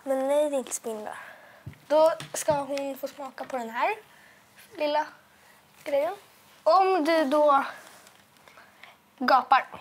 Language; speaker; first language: Swedish; native; Swedish